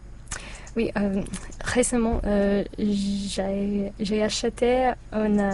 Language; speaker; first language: French; non-native, learner; English